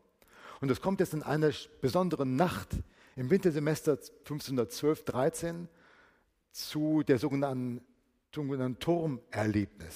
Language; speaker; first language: German; native; German